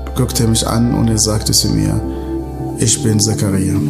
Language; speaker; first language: German; non-native, fluent; Arabic